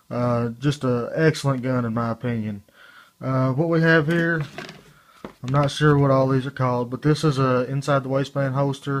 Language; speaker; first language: English; native; English